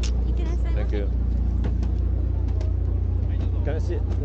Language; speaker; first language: English; non-native, local second language; Chinese